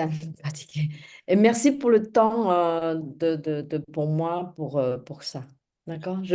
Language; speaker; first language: French; non-native, fluent; Chinese